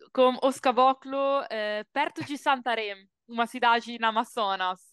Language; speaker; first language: Portuguese; non-native, fluent; Italian